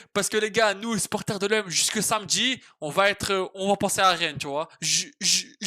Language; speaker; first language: French; native; French